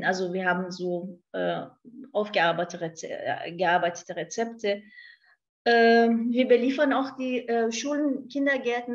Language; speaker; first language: German; non-native, fluent; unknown